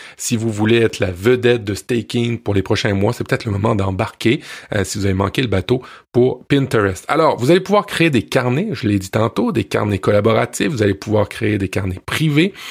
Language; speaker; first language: French; native; French